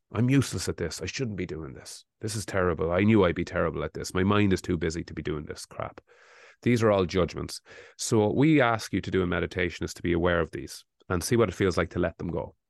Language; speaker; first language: English; native; English